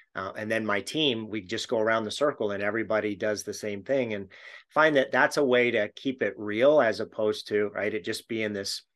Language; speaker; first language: English; native; English